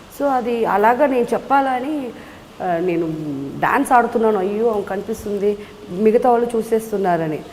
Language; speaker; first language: Telugu; non-native, local second language; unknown